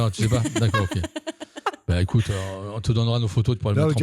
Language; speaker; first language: French; native; French